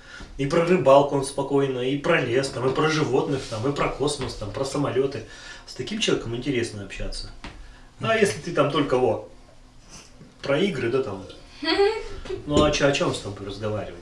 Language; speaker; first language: Russian; native; Russian